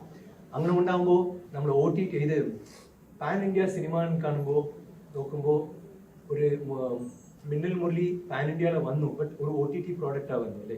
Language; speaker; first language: Malayalam; non-native, learner; Tamil